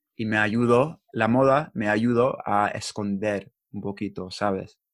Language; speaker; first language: Spanish; non-native, learner; English